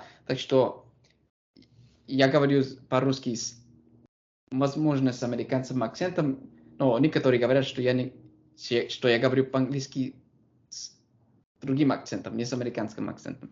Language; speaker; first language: Russian; non-native, fluent; English